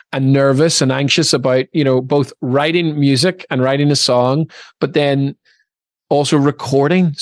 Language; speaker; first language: English; native; English